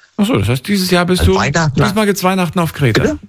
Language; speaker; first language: German; native; German